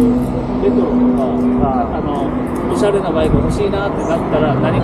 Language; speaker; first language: Japanese; native; Japanese